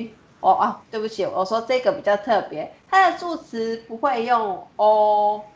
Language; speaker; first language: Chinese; non-native, fluent; Japanese